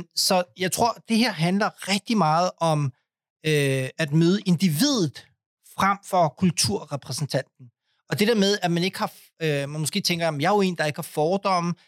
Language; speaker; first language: Danish; early bilingual, other home language; Urdu